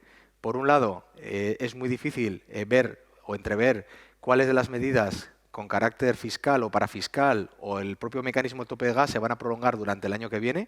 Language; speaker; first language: Spanish; native; Spanish